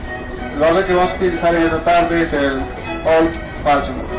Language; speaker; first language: Spanish; native; Spanish